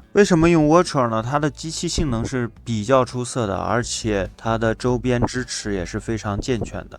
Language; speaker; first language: Chinese; native; Chinese